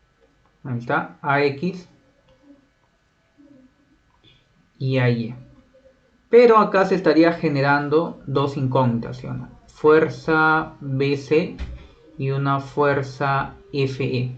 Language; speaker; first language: Spanish; native; Spanish